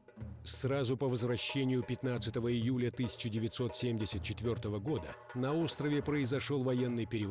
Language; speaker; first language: Russian; native; Russian